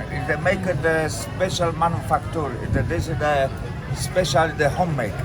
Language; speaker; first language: English; non-native, learner; Polish